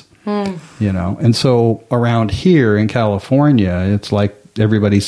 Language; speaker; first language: English; native; English